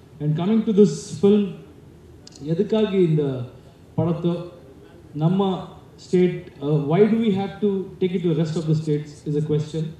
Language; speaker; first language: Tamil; non-native, learner; Kannada